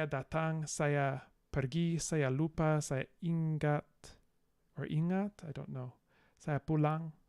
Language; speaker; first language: Indonesian; non-native, learner; English